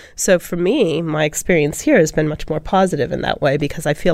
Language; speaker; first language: English; native; English